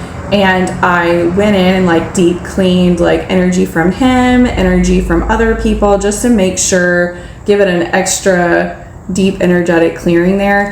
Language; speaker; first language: English; native; English